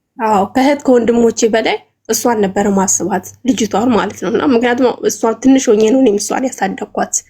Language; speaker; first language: Amharic; non-native, local second language; Oromo